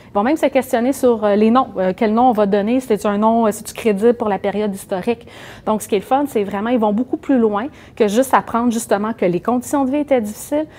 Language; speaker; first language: French; native; French